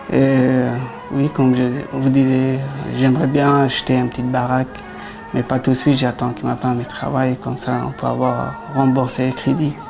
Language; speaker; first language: French; non-native, learner; Persian